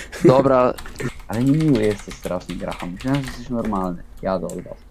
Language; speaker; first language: Polish; native; Polish